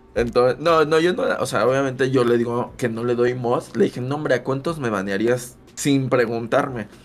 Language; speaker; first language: Spanish; native; Spanish